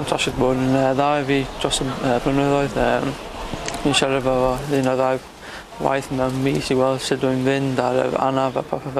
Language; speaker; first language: Welsh; non-native, local second language; English